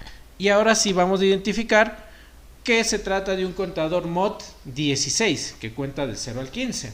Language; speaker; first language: Spanish; native; Spanish